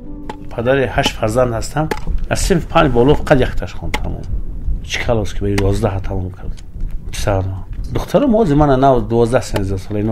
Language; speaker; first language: Persian; non-native, local second language; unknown